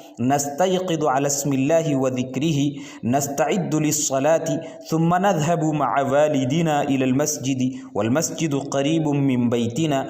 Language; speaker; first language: Arabic; non-native, fluent; Urdu